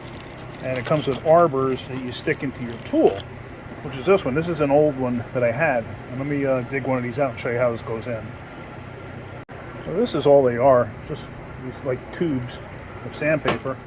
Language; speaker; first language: English; native; English